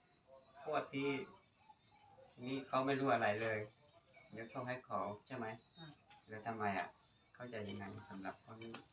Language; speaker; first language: Thai; non-native, local second language; Hmong